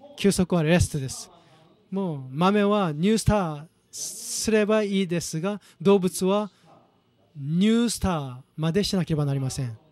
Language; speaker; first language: Japanese; non-native, fluent; Korean